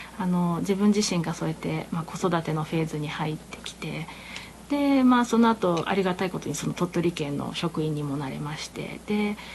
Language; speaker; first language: Japanese; native; Japanese